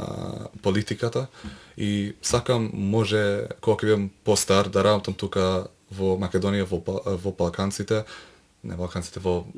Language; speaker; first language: Macedonian; early bilingual, heritage; Macedonian